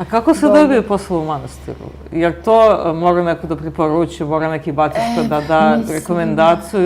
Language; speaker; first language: Bosnian; native; Bosnian